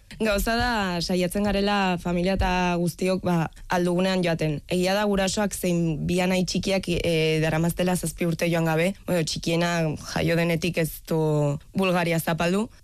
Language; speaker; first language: Basque; early bilingual, other home language; Bulgarian